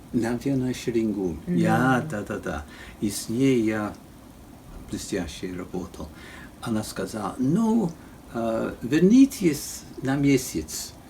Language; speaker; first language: Russian; non-native, fluent; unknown